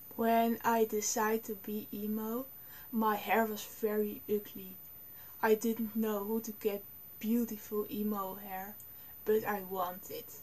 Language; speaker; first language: English; non-native, learner; Dutch